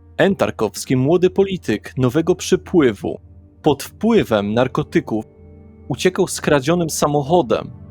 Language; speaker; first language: Polish; native; Polish